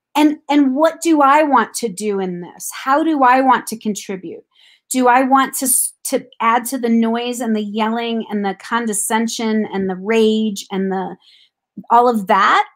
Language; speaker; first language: English; native; English